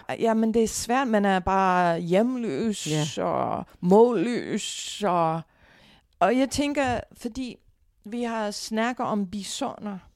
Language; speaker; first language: Danish; non-native, fluent; English